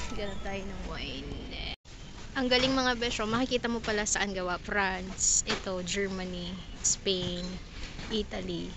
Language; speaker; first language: Filipino; native; Filipino